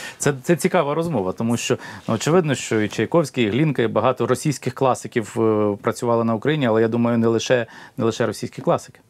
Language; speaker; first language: Ukrainian; native; Ukrainian